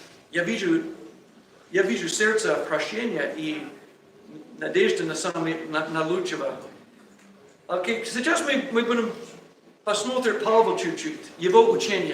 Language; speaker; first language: Russian; non-native, learner; English